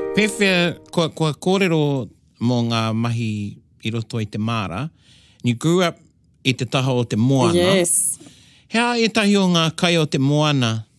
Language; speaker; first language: Māori; non-native, local second language; English